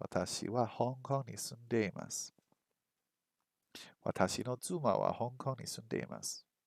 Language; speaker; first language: Japanese; non-native, learner; English